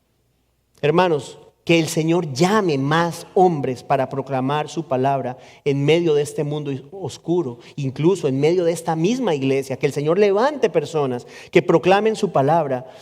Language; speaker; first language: Spanish; native; Spanish